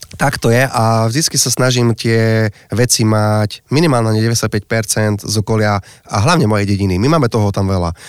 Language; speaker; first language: Slovak; native; Slovak